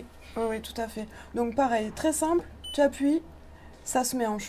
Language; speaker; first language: French; native; French